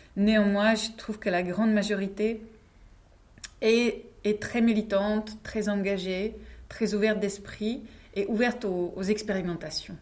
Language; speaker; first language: French; non-native, fluent; Czech